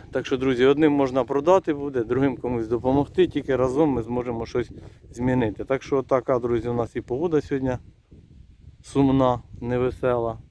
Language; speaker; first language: Ukrainian; native; Ukrainian